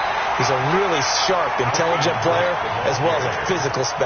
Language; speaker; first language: English; native; English